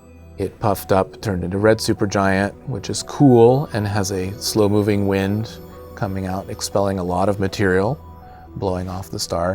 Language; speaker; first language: English; native; English